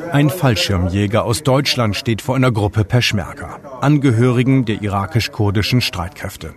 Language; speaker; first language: German; native; German